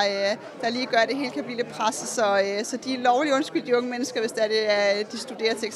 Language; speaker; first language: Danish; native; Danish